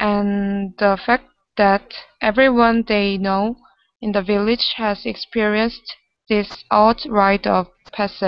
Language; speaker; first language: English; non-native, learner; Korean